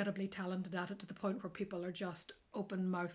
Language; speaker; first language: English; native; English